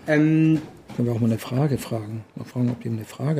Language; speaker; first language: German; native; German